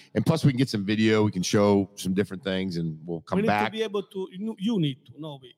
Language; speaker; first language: English; non-native, fluent; Italian